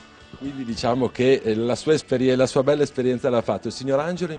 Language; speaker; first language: Italian; native; Italian